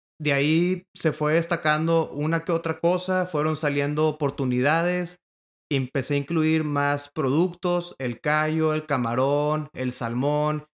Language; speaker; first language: Spanish; native; Spanish